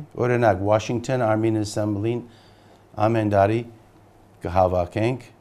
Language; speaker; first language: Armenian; early bilingual, heritage; Armenian